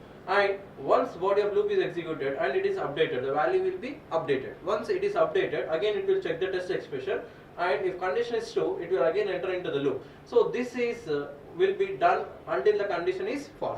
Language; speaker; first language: English; non-native, local second language; Telugu